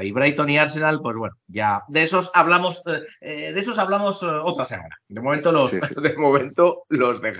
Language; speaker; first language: Spanish; native; Spanish